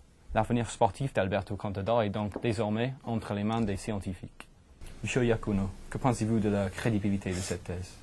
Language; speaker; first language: French; non-native, learner; English